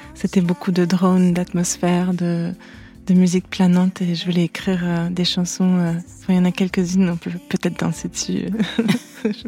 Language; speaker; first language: French; non-native, local second language; Arabic